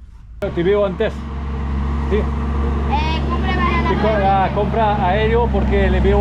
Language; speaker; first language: Spanish; non-native, learner; French